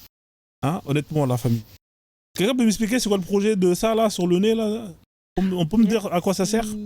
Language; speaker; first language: French; native; French